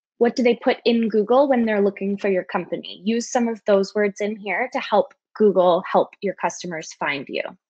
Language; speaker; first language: English; native; English